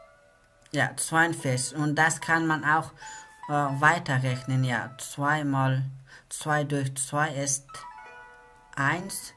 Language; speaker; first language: German; non-native, learner; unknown